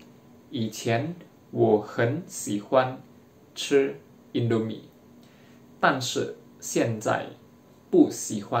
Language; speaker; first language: Chinese; non-native, fluent; Indonesian